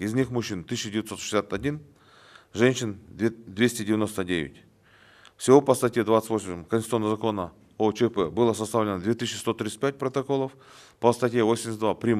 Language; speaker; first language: Russian; non-native, local second language; Kyrgyz